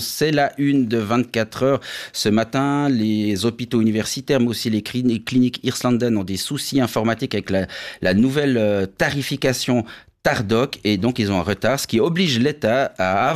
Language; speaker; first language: French; native; French